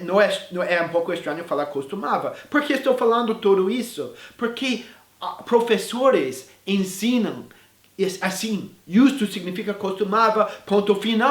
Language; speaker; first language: Portuguese; non-native, fluent; English